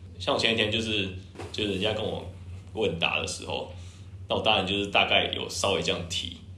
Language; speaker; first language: Chinese; native; Chinese